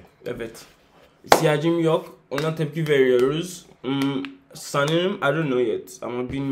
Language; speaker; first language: Turkish; non-native, fluent; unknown